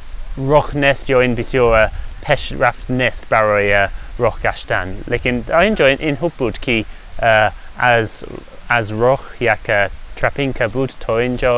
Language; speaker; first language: Persian; non-native, learner; English